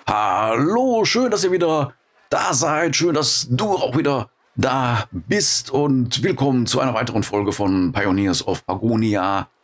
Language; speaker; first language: German; native; German